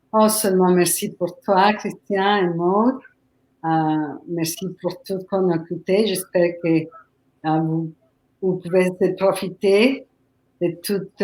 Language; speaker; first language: French; non-native, fluent; Spanish